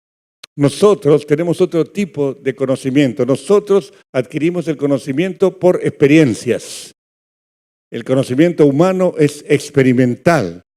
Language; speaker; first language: Spanish; native; Spanish